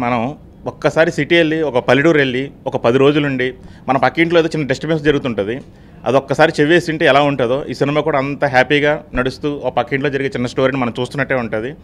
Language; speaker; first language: Telugu; native; Telugu